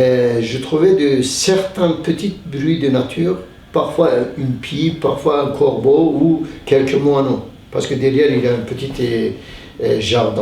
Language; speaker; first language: French; non-native, fluent; Turkish